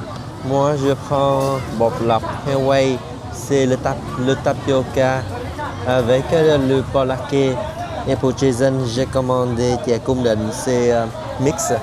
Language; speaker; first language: French; non-native, fluent; Vietnamese